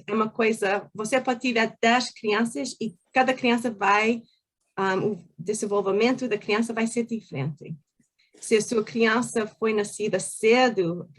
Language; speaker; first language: Portuguese; early bilingual, heritage; Portuguese